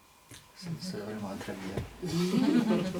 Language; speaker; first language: French; non-native, fluent; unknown